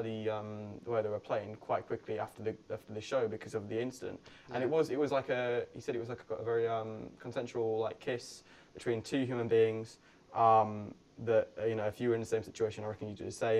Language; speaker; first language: English; native; English